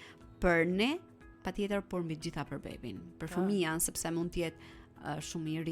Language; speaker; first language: Albanian; native; Albanian